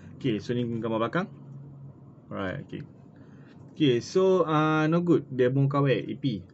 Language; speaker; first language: Malay; native; Malay